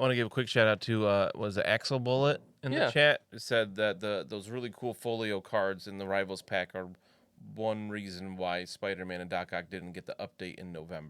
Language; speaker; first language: English; native; English